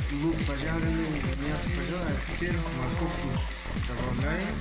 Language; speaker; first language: Russian; non-native, local second language; Tajik